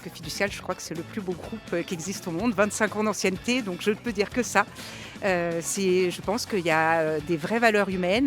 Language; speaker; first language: French; native; French